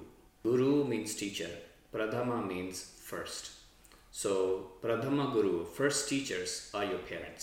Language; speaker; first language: English; non-native, local second language; Telugu